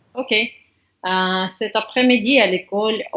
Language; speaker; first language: French; non-native, learner; Russian